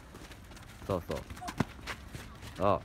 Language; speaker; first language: Japanese; native; Japanese